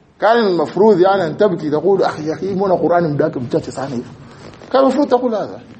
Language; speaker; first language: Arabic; non-native, fluent; Swahili